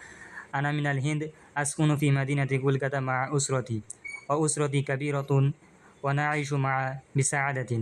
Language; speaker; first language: Arabic; non-native, learner; Bangla